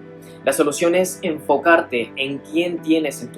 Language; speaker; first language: Spanish; native; Spanish